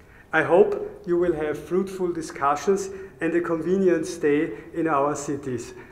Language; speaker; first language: English; non-native, fluent; German